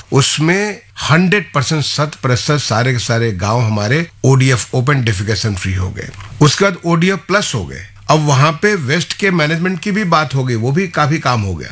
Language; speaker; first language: Hindi; native; Hindi